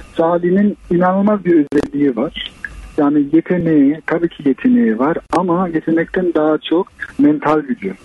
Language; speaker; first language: Turkish; early bilingual, heritage; Turkish